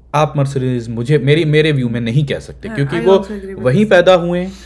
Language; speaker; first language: Hindi; native; Hindi